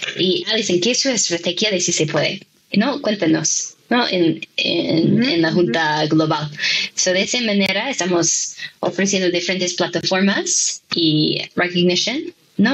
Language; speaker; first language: Spanish; non-native, fluent; English